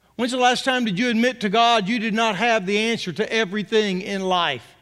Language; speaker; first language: English; native; English